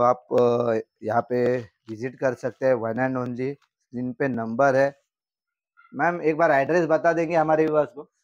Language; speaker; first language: Hindi; non-native, local second language; Marathi